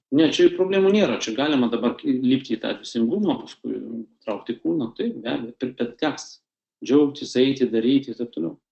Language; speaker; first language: Lithuanian; non-native, local second language; Russian